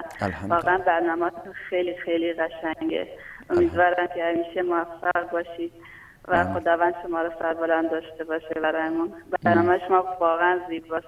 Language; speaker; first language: Persian; non-native, local second language; Baluchi